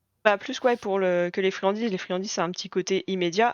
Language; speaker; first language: French; native; French